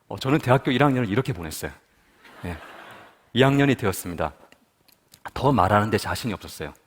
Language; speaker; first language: Korean; native; Korean